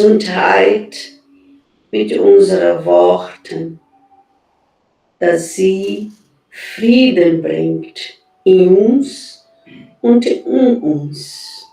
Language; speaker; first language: German; non-native, fluent; Portuguese